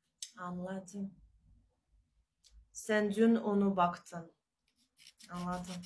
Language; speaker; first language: Turkish; non-native, learner; Russian